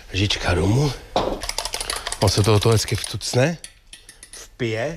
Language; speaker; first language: Czech; native; Czech